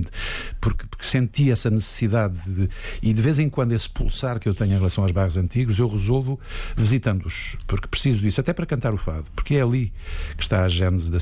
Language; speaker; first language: Portuguese; native; Portuguese